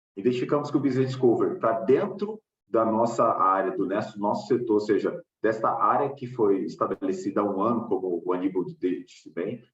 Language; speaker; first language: Portuguese; native; Portuguese